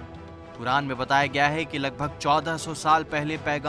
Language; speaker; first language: Hindi; native; Hindi